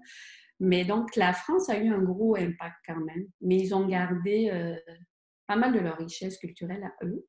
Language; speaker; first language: French; native; French